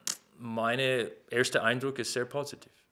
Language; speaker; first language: German; non-native, learner; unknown